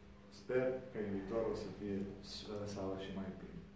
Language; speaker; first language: Romanian; non-native, fluent; Serbian